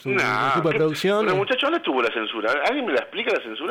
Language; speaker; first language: Spanish; native; Spanish